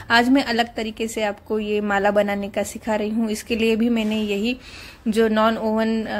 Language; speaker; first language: Hindi; non-native, local second language; Marathi